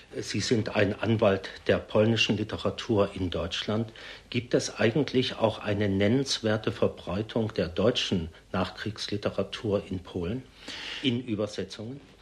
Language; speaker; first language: German; native; German